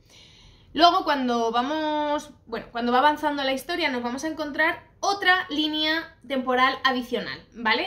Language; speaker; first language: Spanish; native; Spanish